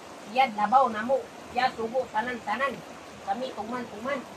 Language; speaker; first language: Cebuano; non-native, local second language; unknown